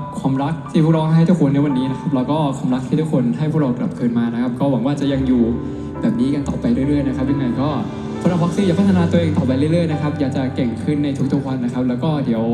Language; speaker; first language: Thai; native; Thai